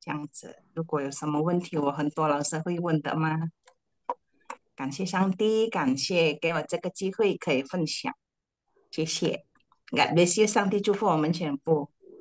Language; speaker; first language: Chinese; early bilingual, heritage; Chinese